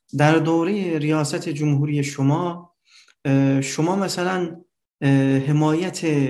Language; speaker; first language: Persian; non-native, fluent; Turkish